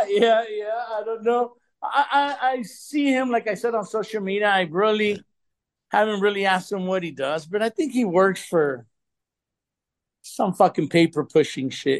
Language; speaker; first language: English; early bilingual, other home language; Spanish